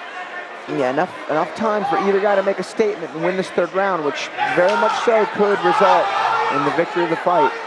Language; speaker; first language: English; native; English